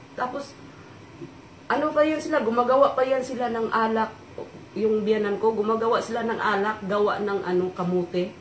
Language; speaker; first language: Filipino; non-native, local second language; Cebuano